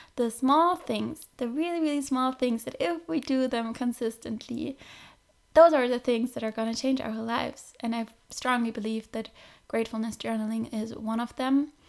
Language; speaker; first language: English; non-native, fluent; German